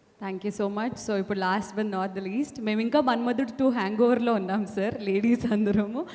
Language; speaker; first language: Telugu; native; Telugu